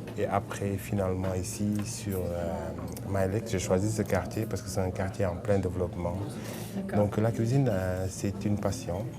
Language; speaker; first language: French; non-native, local second language; Wolof